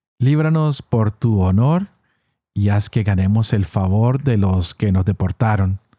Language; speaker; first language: Spanish; native; Spanish